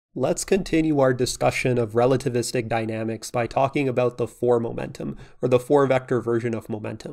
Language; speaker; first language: English; native; English